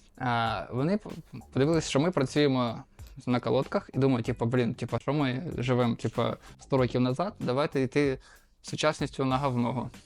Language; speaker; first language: Ukrainian; non-native, local second language; Russian